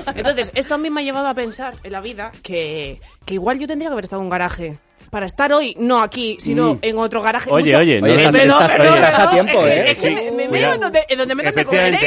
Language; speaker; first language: Spanish; native; Spanish